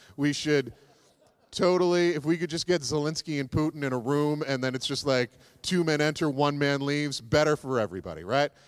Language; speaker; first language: English; native; English